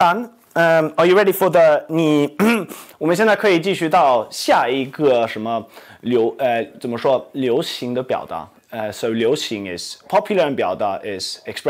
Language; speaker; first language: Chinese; non-native, learner; English